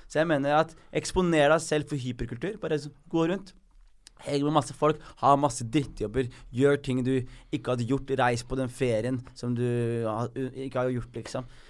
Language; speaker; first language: Norwegian; early bilingual, other home language; Somali